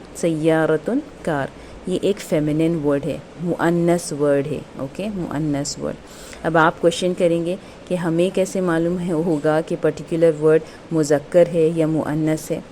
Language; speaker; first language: Urdu; native; Urdu